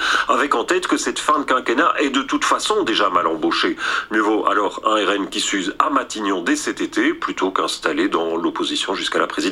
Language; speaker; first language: French; native; French